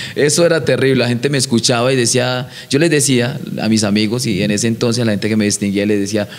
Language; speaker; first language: Spanish; native; Spanish